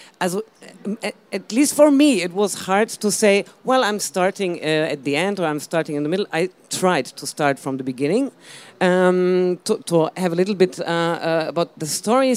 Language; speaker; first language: English; non-native, fluent; German